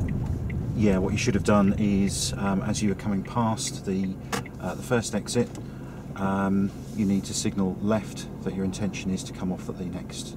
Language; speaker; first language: English; native; English